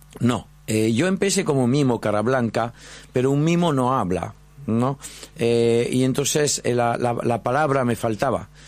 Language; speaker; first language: Spanish; non-native, fluent; French